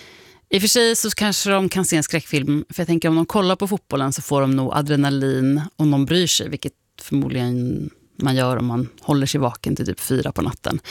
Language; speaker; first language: Swedish; native; Swedish